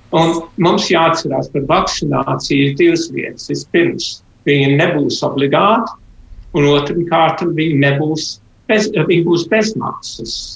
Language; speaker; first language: Latvian; early bilingual, heritage; Latvian